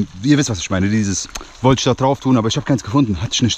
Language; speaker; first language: German; early bilingual, other home language; Bosnian